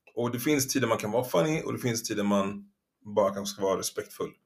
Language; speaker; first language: Swedish; native; Swedish